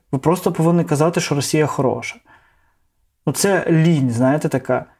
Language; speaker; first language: Ukrainian; non-native, local second language; Russian